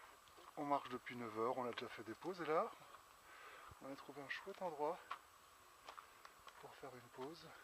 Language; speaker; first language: French; native; French